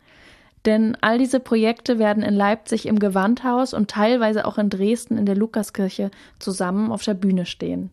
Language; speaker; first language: German; native; German